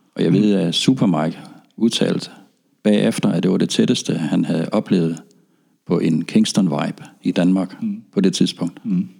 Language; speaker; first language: Danish; native; Danish